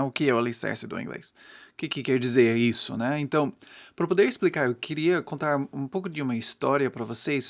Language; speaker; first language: Portuguese; non-native, fluent; English